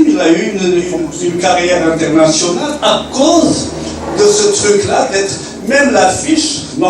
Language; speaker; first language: French; non-native, local second language; Arabic